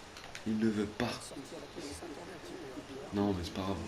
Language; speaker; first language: French; native; French